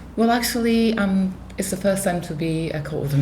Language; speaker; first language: English; non-native, fluent; Polish